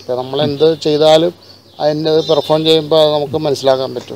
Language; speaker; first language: Malayalam; native; Malayalam